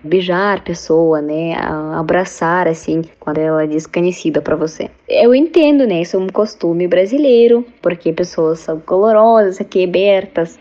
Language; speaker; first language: Portuguese; non-native, fluent; Russian